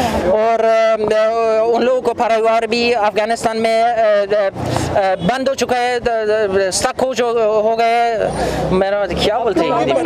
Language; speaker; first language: Hindi; non-native, fluent; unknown